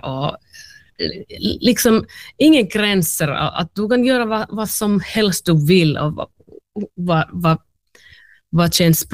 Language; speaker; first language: Swedish; non-native, learner; Finnish